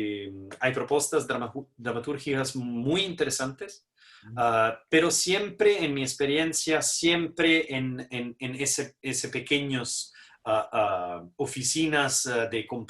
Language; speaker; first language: Spanish; non-native, fluent; Italian